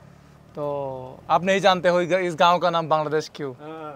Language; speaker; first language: Hindi; non-native, learner; Bangla